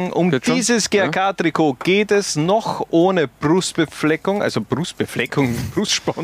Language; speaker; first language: German; native; German